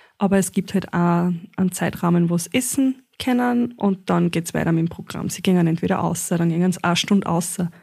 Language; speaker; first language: German; native; German